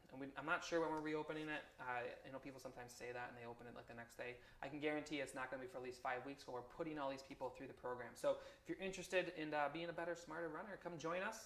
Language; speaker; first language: English; native; English